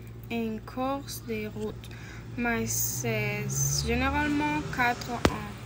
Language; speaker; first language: French; non-native, learner; Spanish